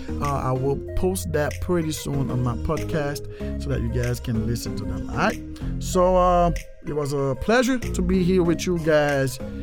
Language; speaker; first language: English; non-native, fluent; Haitian Creole